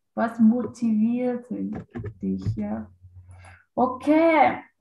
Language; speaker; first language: German; non-native, learner; Portuguese